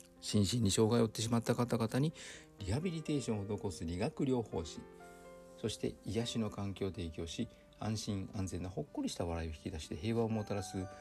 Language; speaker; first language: Japanese; native; Japanese